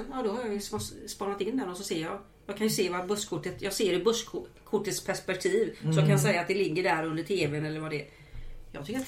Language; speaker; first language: Swedish; native; Swedish